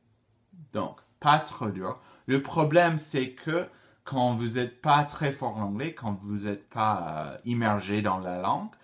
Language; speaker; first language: French; non-native, fluent; English